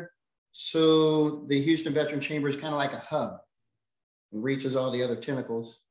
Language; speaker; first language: English; native; English